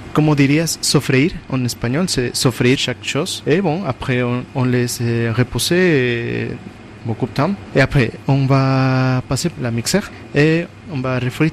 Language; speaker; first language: French; non-native, learner; Spanish